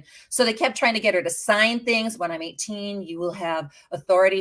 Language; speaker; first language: English; native; English